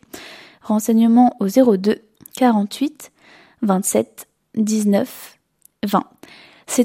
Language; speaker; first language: French; native; French